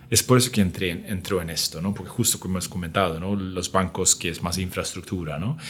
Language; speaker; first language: Spanish; non-native, fluent; Swedish